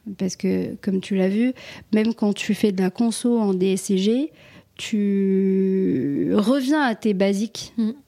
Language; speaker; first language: French; non-native, local second language; Arabic